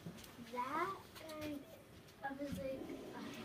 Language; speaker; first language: English; native; English